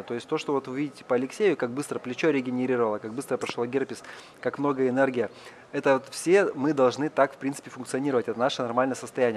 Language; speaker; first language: Russian; native; Russian